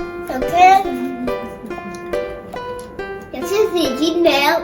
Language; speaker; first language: Thai; native; Thai